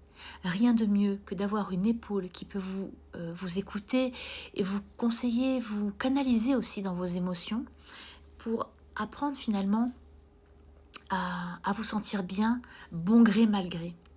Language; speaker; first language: French; native; French